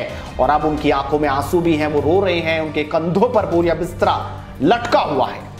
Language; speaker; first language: Hindi; native; Hindi